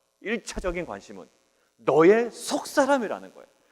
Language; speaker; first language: Korean; native; Korean